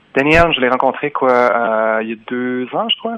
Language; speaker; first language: French; native; French